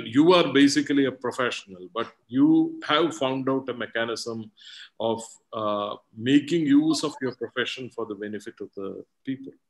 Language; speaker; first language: English; non-native, local second language; Malayalam